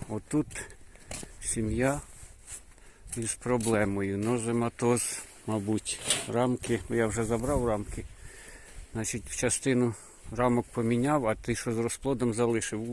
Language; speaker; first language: Ukrainian; native; Ukrainian